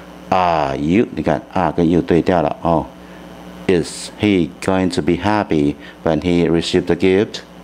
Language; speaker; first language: English; non-native, fluent; Chinese